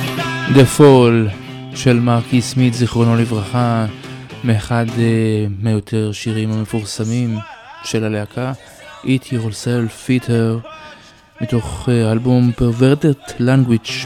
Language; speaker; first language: Hebrew; native; Hebrew